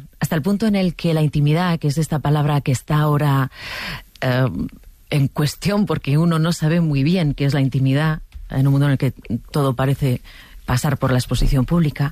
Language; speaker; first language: Spanish; native; Spanish